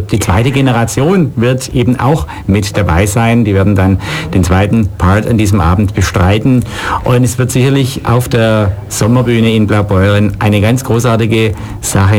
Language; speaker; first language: German; native; German